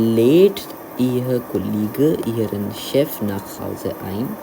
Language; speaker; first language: German; non-native, fluent; Hindi